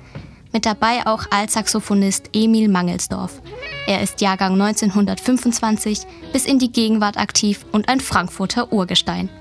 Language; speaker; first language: German; native; German